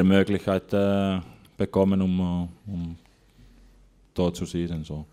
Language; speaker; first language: German; non-native, fluent; Finnish